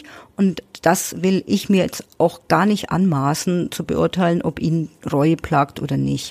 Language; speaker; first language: German; native; German